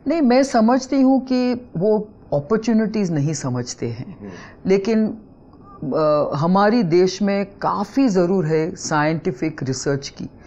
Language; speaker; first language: Hindi; non-native, local second language; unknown